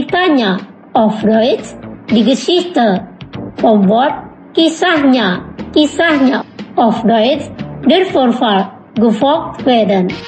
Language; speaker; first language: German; non-native, fluent; Indonesian